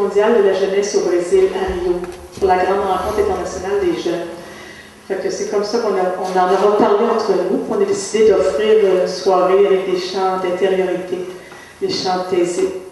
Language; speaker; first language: French; native; French